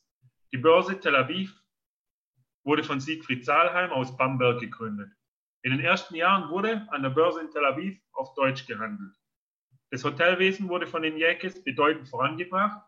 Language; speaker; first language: German; native; German